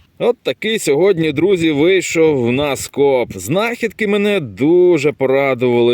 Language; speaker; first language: Ukrainian; native; Ukrainian